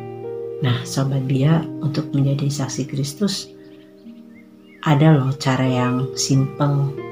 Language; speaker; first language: Indonesian; native; Indonesian